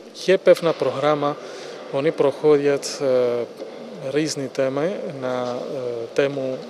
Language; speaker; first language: Ukrainian; non-native, fluent; Spanish